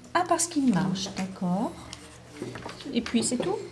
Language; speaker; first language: French; native; French